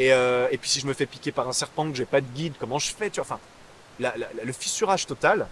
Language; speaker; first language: French; native; French